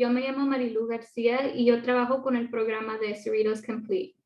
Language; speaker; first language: Spanish; early bilingual, other home language; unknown